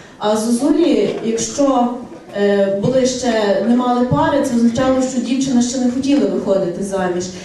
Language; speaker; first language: Ukrainian; native; Ukrainian